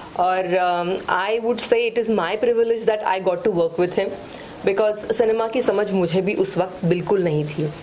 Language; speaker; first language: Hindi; non-native, local second language; Kannada